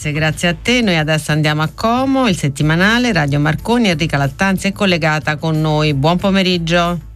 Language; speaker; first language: Italian; native; Italian